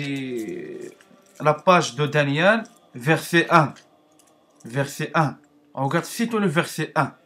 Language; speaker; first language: French; non-native, learner; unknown